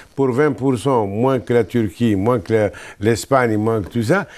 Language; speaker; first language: French; non-native, local second language; Arabic